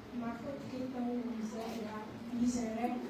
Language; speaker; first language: Dutch; early bilingual, other home language; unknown